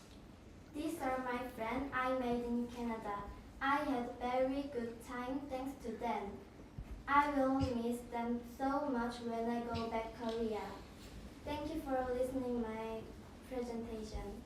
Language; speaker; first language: English; non-native, learner; Korean